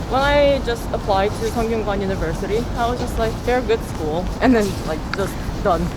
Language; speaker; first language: English; non-native, fluent; Korean